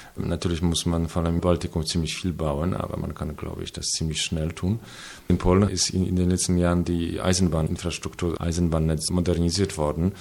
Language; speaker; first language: German; non-native, fluent; Polish